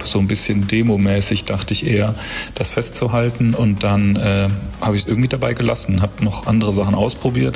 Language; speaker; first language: German; native; German